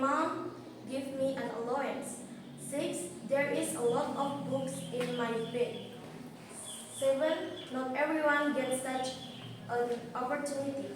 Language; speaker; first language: English; non-native, local second language; Indonesian